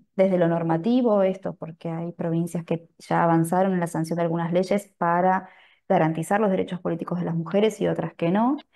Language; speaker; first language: Spanish; native; Spanish